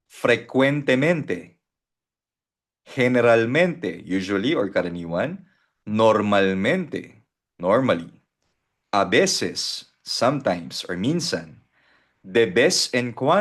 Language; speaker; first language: Spanish; non-native, fluent; Filipino